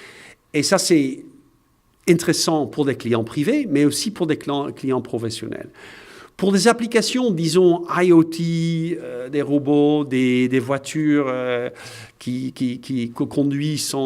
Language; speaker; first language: French; non-native, fluent; Dutch